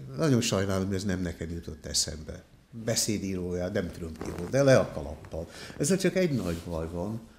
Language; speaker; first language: Hungarian; early bilingual, heritage; Hungarian